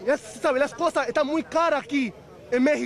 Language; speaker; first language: Spanish; non-native, fluent; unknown